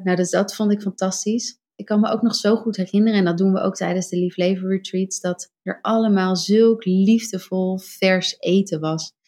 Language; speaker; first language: Dutch; native; Dutch